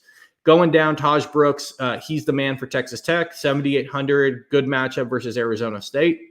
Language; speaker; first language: English; native; English